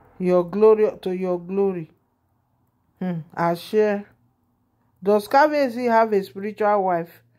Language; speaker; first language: Nigerian Pidgin; non-native, local second language; Yoruba